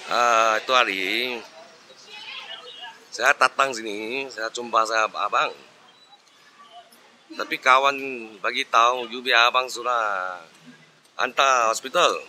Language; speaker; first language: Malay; non-native, local second language; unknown